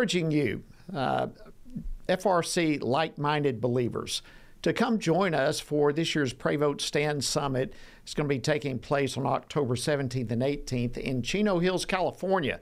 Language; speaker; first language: English; native; English